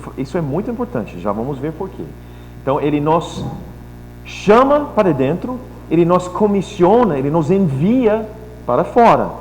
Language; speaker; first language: Portuguese; non-native, fluent; English